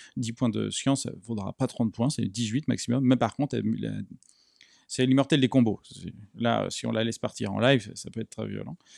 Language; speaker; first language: French; native; French